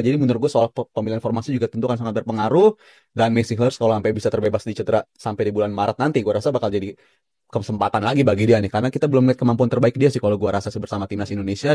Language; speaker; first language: Indonesian; native; Indonesian